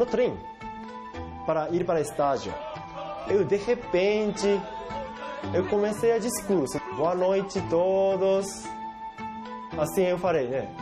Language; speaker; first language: Portuguese; non-native, fluent; Japanese